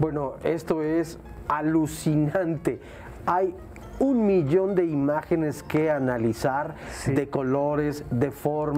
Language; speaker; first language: Spanish; native; Spanish